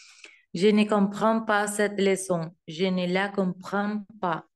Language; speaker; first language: French; non-native, learner; Spanish